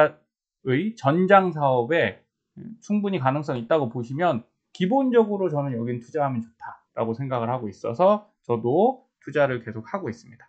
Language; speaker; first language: Korean; native; Korean